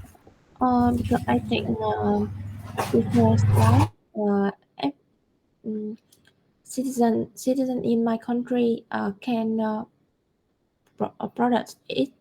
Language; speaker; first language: English; non-native, learner; Vietnamese